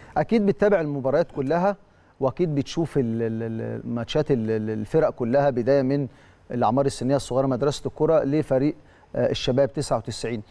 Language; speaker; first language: Arabic; native; Arabic